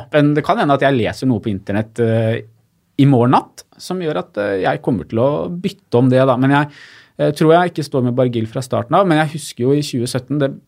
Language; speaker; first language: Norwegian; native; Norwegian